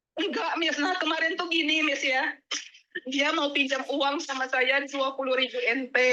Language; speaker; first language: Indonesian; native; Indonesian